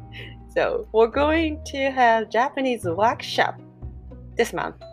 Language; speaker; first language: English; non-native, fluent; Japanese